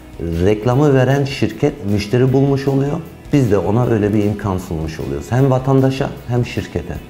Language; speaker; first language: Turkish; early bilingual, heritage; Turkish